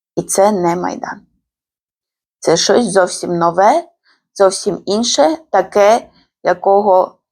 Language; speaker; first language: Ukrainian; non-native, fluent; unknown